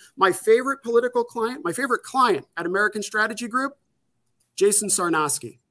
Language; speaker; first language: English; native; English